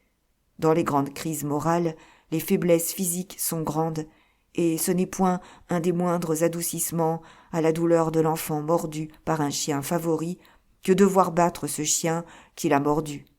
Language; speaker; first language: French; native; French